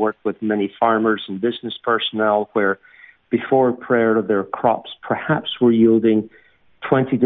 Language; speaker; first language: English; native; English